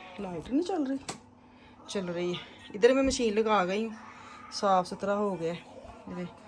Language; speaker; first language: Urdu; non-native, local second language; Punjabi